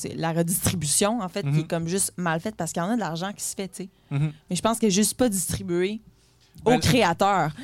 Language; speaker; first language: French; native; French